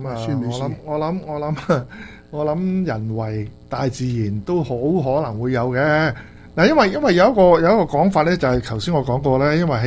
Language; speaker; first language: Chinese; native; Chinese